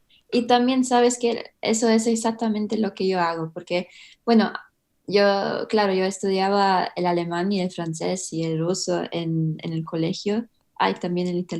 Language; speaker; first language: Spanish; early bilingual, heritage; English